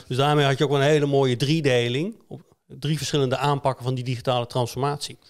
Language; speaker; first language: Dutch; native; Dutch